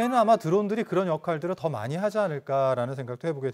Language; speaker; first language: Korean; native; Korean